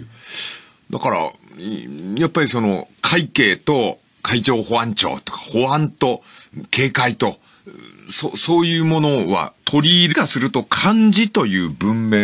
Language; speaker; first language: Japanese; native; Japanese